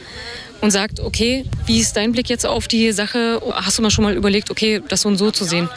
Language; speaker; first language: German; native; German